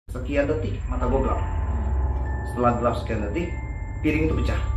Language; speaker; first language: Indonesian; native; Indonesian